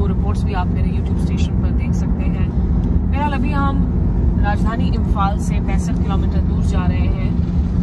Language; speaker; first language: Hindi; native; Hindi